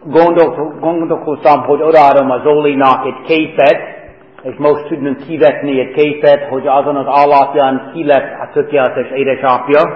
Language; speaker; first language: Hungarian; non-native, fluent; English